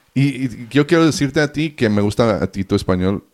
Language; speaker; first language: Spanish; early bilingual, heritage; Spanish